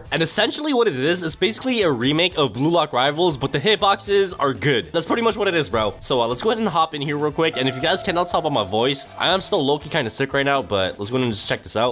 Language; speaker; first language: English; native; English